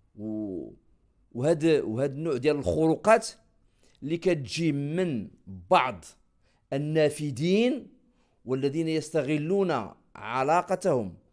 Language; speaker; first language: Arabic; native; Arabic